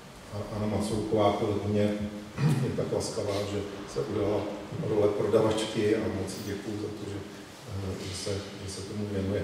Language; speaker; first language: Czech; native; Czech